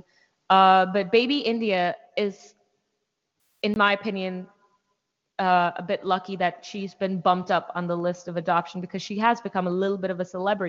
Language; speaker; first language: English; non-native, local second language; Hindi